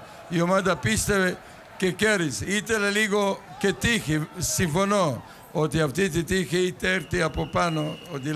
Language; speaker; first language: Greek; non-native, fluent; Serbian